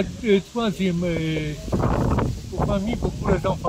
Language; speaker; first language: French; non-native, learner; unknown